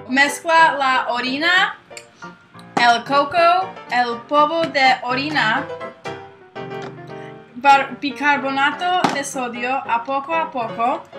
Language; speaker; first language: Spanish; non-native, learner; English